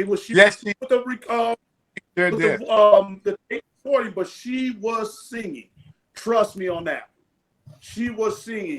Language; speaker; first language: English; native; English